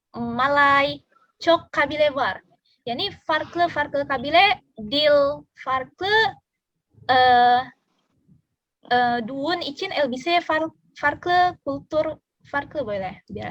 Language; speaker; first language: Turkish; non-native, learner; Indonesian